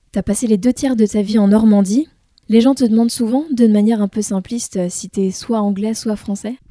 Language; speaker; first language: French; native; French